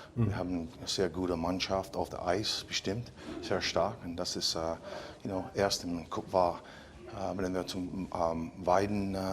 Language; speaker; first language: German; non-native, learner; English